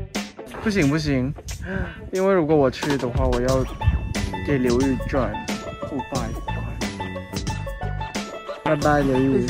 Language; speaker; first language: Chinese; non-native, fluent; Thai